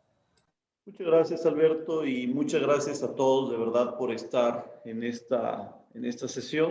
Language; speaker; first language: Spanish; native; Spanish